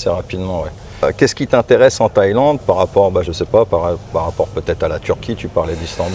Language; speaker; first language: French; native; French